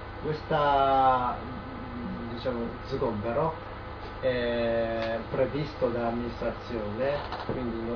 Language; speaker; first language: Italian; non-native, learner; Japanese